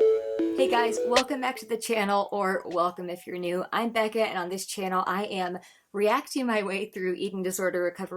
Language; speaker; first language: English; native; English